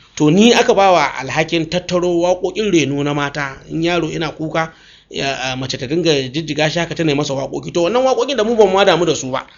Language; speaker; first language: Hausa; native; Hausa